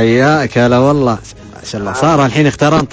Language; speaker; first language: Arabic; native; Arabic